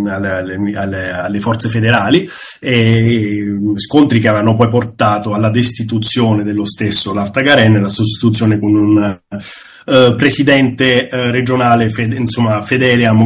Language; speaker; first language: Italian; native; Italian